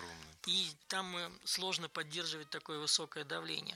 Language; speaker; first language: Russian; native; Russian